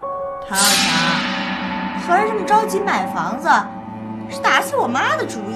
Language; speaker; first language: Chinese; native; Chinese